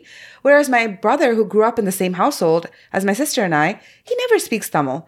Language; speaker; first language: English; non-native, local second language; Tamil